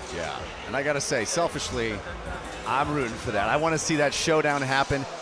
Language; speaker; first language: English; native; English